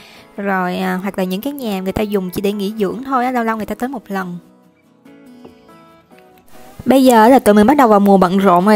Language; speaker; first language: Vietnamese; native; Vietnamese